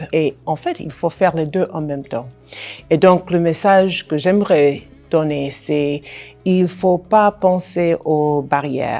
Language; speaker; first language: French; non-native, fluent; English